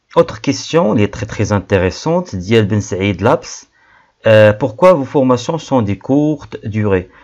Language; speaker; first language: French; non-native, local second language; Arabic